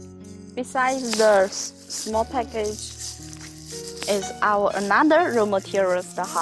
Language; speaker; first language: English; non-native, learner; Chinese